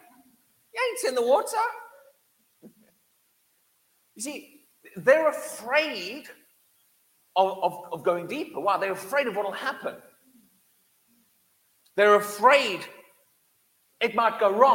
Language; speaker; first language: English; native; English